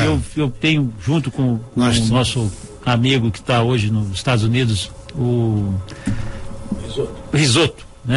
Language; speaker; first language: Portuguese; native; Portuguese